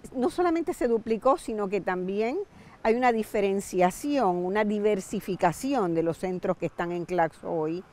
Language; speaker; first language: Spanish; native; Spanish